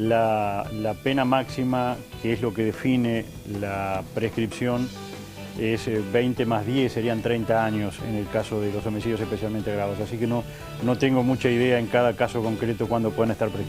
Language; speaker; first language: Spanish; native; Spanish